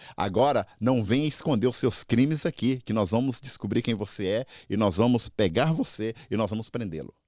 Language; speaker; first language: Portuguese; native; Portuguese